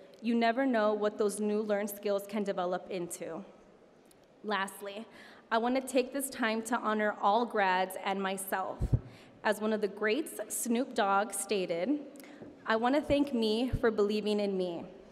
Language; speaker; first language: English; early bilingual, other home language; Spanish